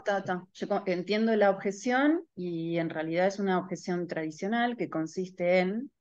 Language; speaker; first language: Spanish; native; Spanish